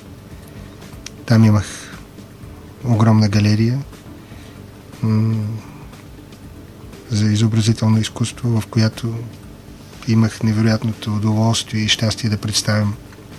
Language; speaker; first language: Bulgarian; native; Bulgarian